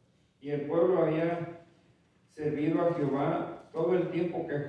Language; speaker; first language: Spanish; native; Spanish